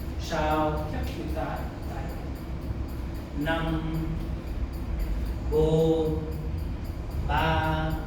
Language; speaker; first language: Vietnamese; non-native, learner; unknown